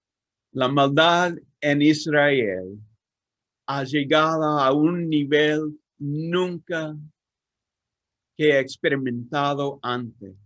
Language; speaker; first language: Spanish; non-native, learner; English